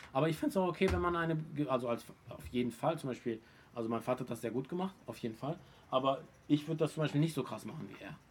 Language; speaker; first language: German; early bilingual, other home language; Turkish